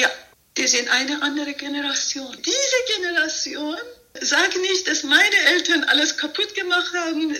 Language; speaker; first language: German; non-native, fluent; Persian